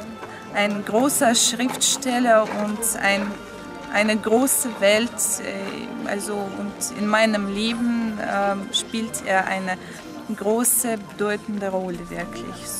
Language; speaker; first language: German; non-native, fluent; Russian